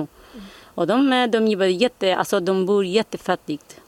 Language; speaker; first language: Swedish; non-native, learner; Kurdish